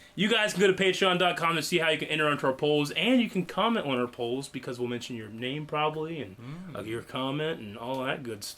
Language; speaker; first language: English; native; English